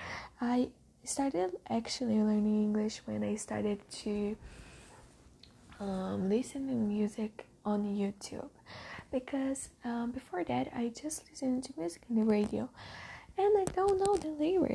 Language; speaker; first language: English; non-native, learner; Portuguese